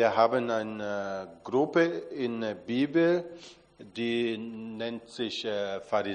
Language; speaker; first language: German; non-native, fluent; Portuguese